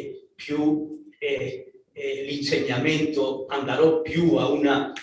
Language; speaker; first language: Italian; non-native, learner; Spanish